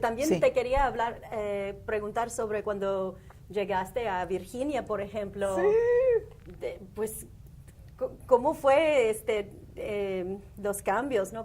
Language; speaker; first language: Spanish; early bilingual, heritage; Spanish